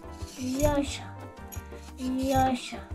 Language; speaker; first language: Japanese; native; Japanese